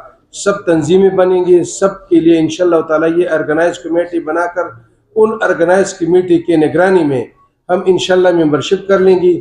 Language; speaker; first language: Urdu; non-native, local second language; Pashto